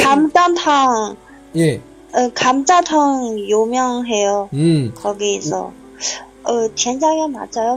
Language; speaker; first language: Korean; non-native, learner; Chinese